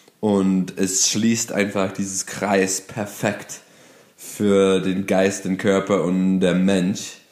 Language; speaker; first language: German; non-native, fluent; English